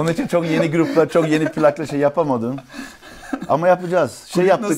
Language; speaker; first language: Turkish; early bilingual, heritage; Turkish